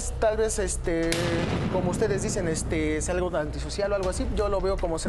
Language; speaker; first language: Spanish; native; Spanish